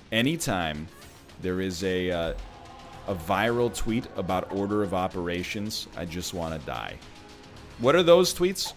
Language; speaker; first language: English; native; English